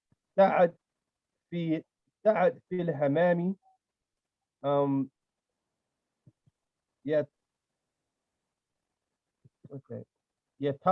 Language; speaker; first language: Arabic; non-native, learner; English